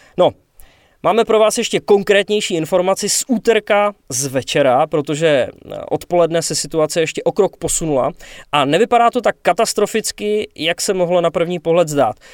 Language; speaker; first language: Czech; native; Czech